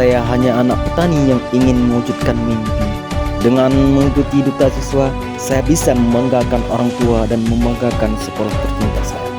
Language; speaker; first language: Indonesian; non-native, local second language; Achinese